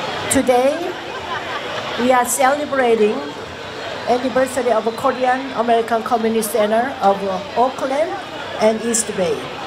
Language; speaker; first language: English; non-native, fluent; Korean